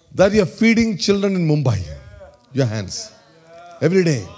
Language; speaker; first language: English; non-native, local second language; Malayalam